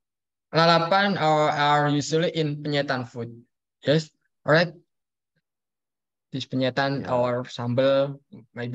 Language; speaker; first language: English; non-native, learner; Indonesian